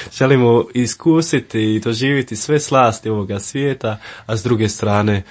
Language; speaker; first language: Croatian; early bilingual, heritage; Croatian